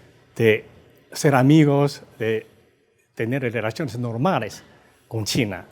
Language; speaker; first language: Spanish; non-native, fluent; Chinese